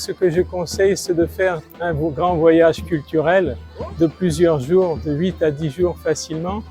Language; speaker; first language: French; non-native, fluent; Bulgarian